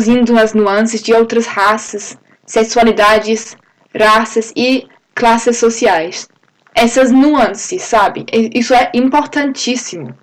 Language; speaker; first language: Portuguese; non-native, fluent; English